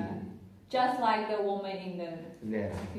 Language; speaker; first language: English; non-native, learner; Chinese